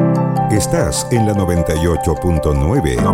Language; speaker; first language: Spanish; native; Spanish